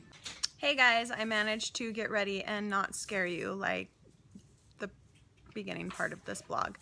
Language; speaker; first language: English; native; English